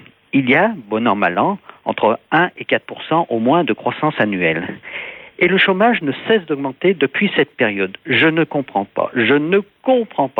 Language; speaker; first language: French; native; French